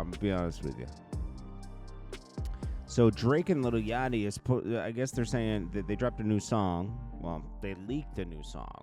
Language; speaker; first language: English; native; English